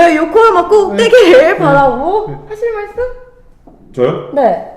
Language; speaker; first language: Korean; native; Korean